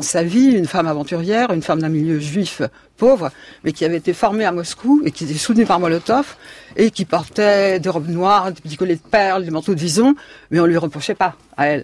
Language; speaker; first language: French; native; French